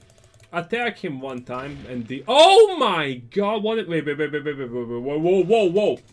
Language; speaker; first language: English; non-native, fluent; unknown